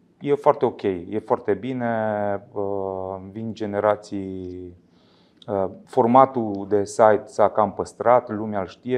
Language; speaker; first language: Romanian; native; Romanian